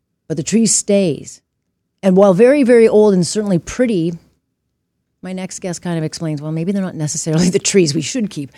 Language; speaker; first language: English; native; English